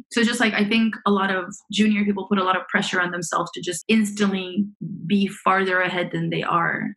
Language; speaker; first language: English; early bilingual, other home language; Romanian